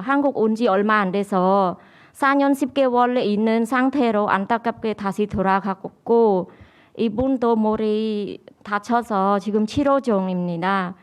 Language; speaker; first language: Korean; non-native, learner; Khmer